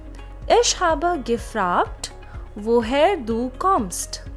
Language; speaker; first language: German; non-native, fluent; Hindi